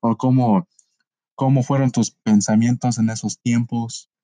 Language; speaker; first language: Spanish; early bilingual, heritage; Spanish